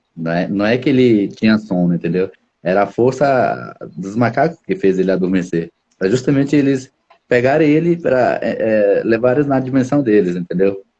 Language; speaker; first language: Portuguese; non-native, local second language; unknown